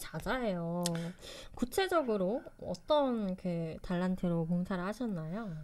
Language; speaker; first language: Korean; native; Korean